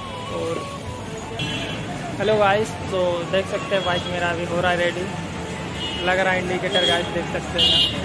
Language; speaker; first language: Hindi; native; Hindi